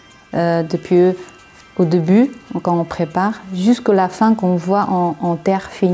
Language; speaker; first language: French; non-native, fluent; Chinese